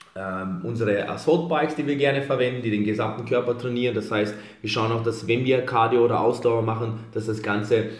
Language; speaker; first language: German; early bilingual, other home language; Serbian